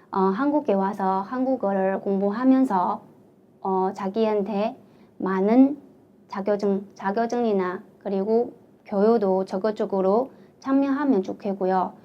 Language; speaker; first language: Korean; non-native, fluent; Chinese